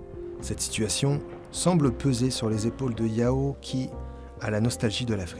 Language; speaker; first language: French; native; French